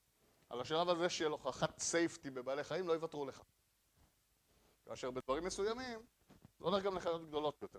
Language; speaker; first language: Hebrew; native; Hebrew